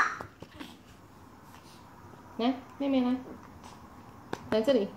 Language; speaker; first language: Chinese; native; Chinese